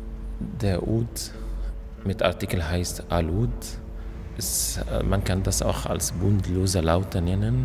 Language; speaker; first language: German; non-native, fluent; Arabic